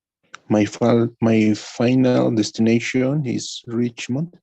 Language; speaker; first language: English; non-native, learner; Spanish